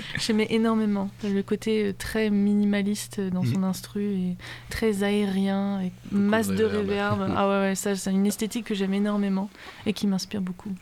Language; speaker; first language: French; early bilingual, heritage; English